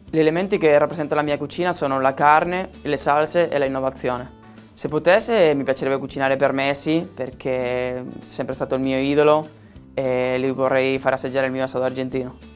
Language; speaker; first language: Italian; non-native, fluent; Spanish